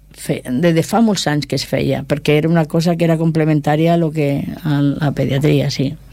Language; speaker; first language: Catalan; non-native, local second language; Spanish